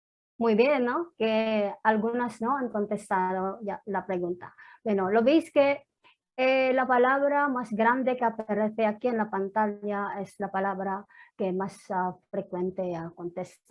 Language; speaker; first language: Spanish; non-native, fluent; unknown